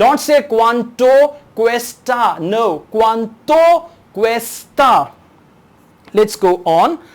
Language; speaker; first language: Spanish; non-native, learner; Urdu